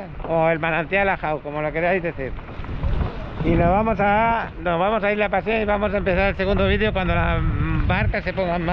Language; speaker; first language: Spanish; native; Spanish